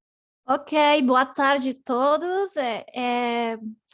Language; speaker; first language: Portuguese; non-native, learner; Spanish